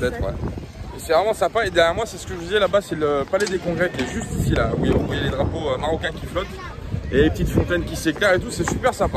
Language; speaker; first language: French; native; French